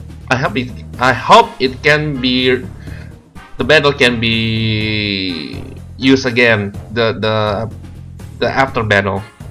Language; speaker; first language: English; non-native, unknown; Indonesian